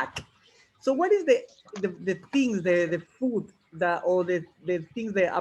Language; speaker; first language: English; non-native, learner; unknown